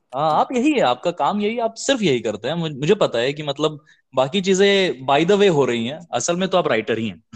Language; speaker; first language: Hindi; native; Hindi